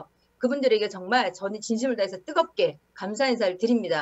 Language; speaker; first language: Korean; native; Korean